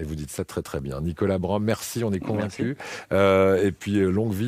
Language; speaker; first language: French; native; French